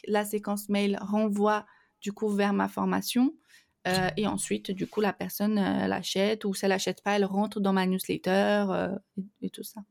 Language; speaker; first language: French; non-native, fluent; Portuguese